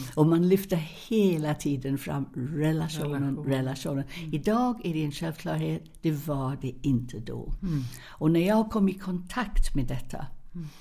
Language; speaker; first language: Swedish; non-native, fluent; English